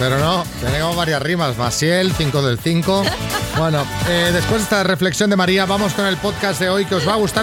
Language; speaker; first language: Spanish; native; Spanish